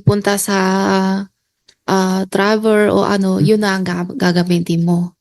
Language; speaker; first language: Filipino; non-native, learner; Chinese